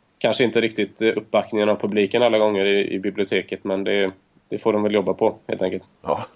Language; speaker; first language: Swedish; native; Swedish